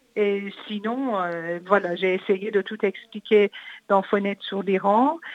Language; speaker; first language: French; non-native, fluent; Persian